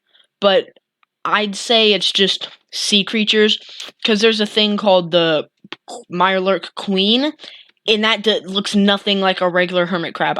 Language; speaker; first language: English; native; English